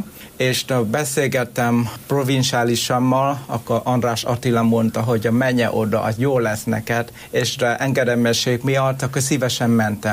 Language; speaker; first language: Hungarian; non-native, learner; Vietnamese